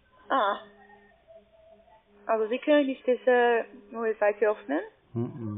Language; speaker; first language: German; non-native, learner; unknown